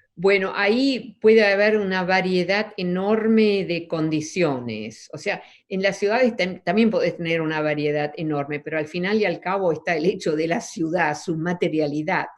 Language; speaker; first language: Spanish; early bilingual, other home language; Dutch